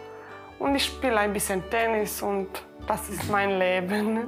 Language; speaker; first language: German; early bilingual, other home language; Croatian